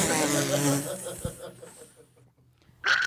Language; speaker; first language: English; native; English